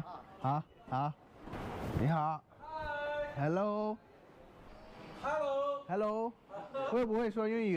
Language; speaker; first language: Chinese; non-native, fluent; English